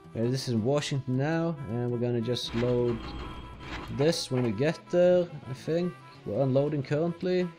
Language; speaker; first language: English; non-native, fluent; Norwegian